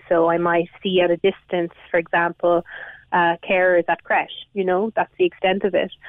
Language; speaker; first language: English; native; English